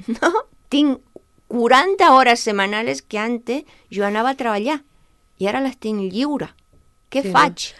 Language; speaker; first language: Catalan; non-native, local second language; Spanish